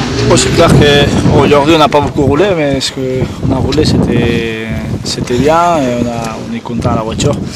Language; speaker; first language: French; non-native, fluent; Spanish